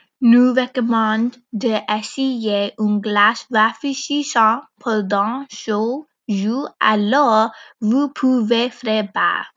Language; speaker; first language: French; non-native, learner; English